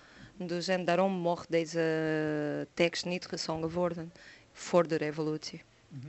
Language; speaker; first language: Dutch; non-native, fluent; Portuguese